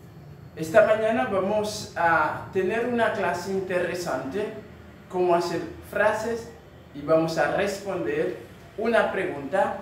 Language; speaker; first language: Spanish; non-native, learner; Haitian Creole